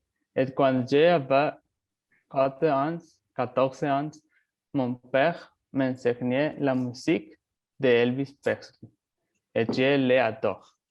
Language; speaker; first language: French; non-native, learner; Spanish